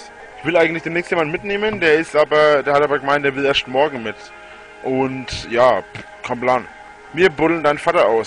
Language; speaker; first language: German; native; German